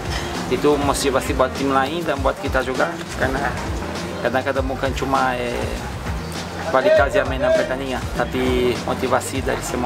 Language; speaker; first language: Indonesian; non-native, fluent; Portuguese